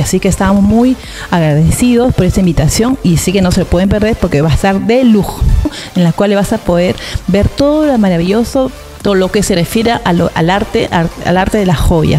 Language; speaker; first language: Spanish; native; Spanish